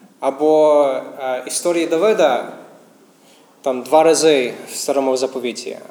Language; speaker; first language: Ukrainian; non-native, fluent; English